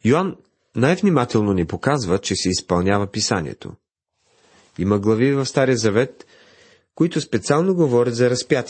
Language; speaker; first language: Bulgarian; native; Bulgarian